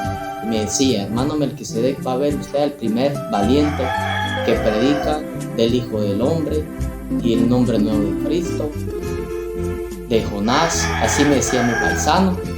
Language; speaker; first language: Spanish; native; Spanish